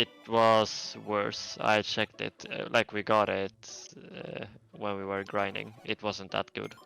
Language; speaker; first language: English; non-native, fluent; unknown